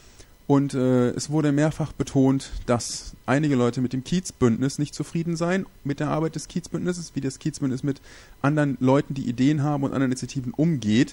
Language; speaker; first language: German; native; German